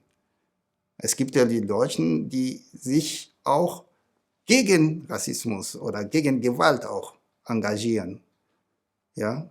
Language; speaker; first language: German; non-native, fluent; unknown